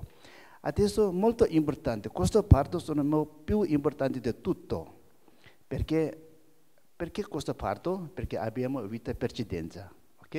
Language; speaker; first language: Italian; non-native, learner; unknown